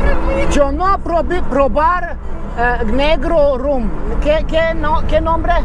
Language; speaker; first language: Spanish; non-native, learner; German